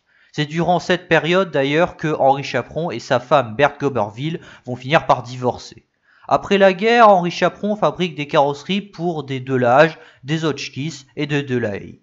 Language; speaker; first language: French; native; French